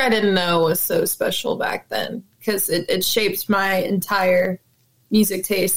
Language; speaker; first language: English; native; English